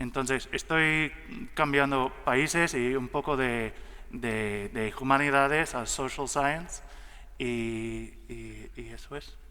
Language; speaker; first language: Spanish; non-native, learner; English